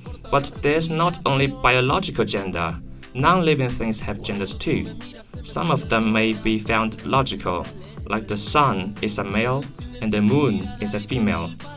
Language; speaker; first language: English; non-native, fluent; Chinese